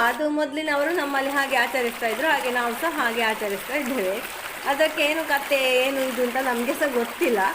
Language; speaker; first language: Kannada; native; Kannada